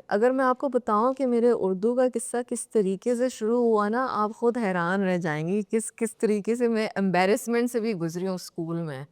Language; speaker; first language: Urdu; native; Urdu